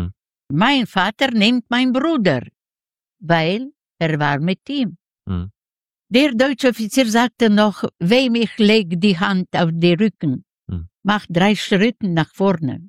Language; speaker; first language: German; non-native, learner; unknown